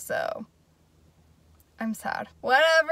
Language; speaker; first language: English; native; English